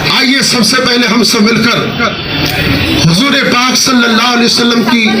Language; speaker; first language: Urdu; native; Urdu